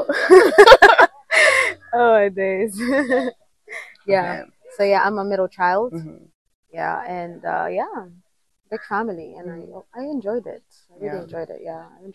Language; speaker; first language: English; non-native, fluent; Somali